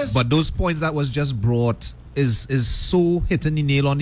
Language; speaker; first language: English; native; English